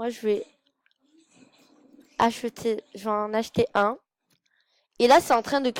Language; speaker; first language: French; native; French